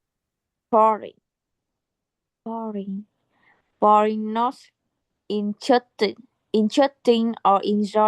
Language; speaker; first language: English; non-native, learner; Vietnamese